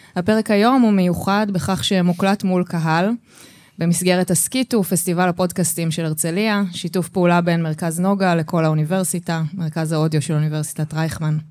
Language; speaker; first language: Hebrew; native; Hebrew